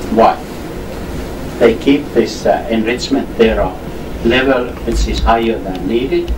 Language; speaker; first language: English; non-native, fluent; Finnish